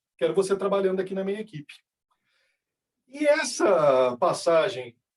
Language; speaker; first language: Portuguese; native; Portuguese